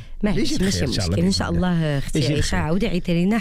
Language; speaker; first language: Arabic; native; Arabic